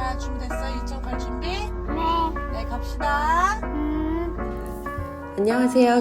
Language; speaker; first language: Korean; native; Korean